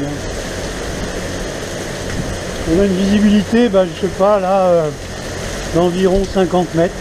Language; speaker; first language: French; native; French